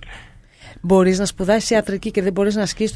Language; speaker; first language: Greek; native; Greek